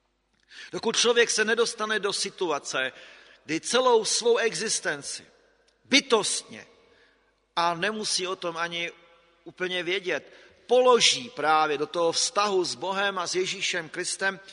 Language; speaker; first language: Czech; native; Czech